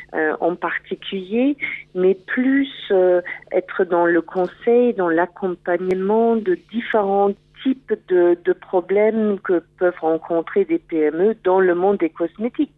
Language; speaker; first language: French; non-native, fluent; German